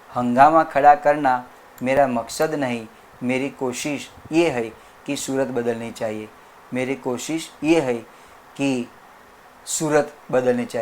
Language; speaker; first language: Hindi; non-native, local second language; Gujarati